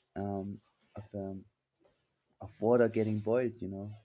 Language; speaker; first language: English; non-native, fluent; German